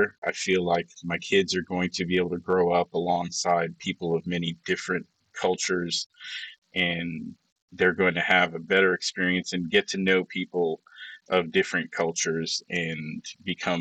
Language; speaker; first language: English; early bilingual, other home language; Spanish